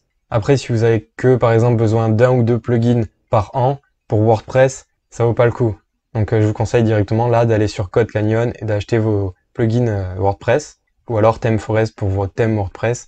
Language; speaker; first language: French; native; French